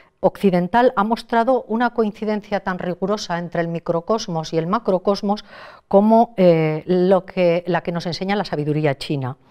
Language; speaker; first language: Spanish; native; Spanish